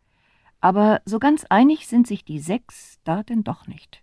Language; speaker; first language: German; native; German